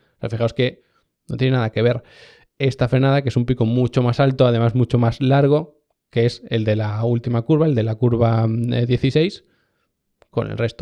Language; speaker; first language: Spanish; native; Spanish